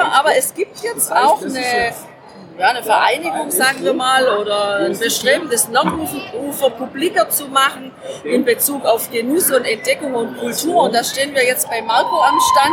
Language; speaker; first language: German; native; German